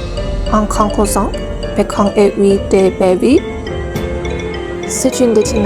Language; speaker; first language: French; non-native, learner; Vietnamese